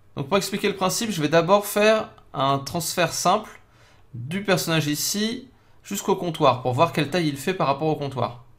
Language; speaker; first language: French; native; French